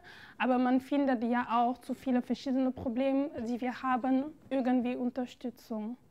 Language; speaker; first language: German; non-native, fluent; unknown